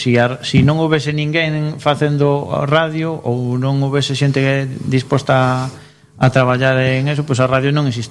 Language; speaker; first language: Galician; native; Galician